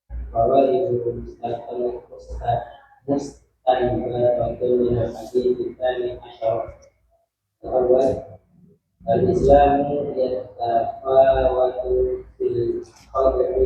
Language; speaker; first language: Arabic; non-native, learner; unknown